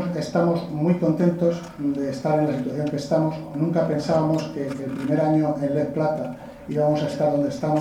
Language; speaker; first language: Spanish; native; Spanish